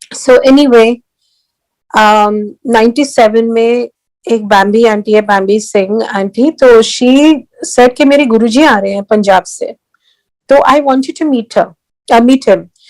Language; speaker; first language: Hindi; early bilingual, heritage; Hindi